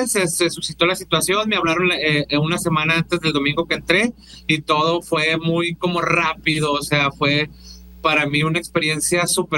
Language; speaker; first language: Spanish; native; Spanish